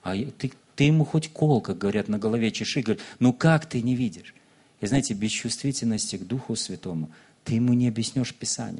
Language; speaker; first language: Russian; native; Russian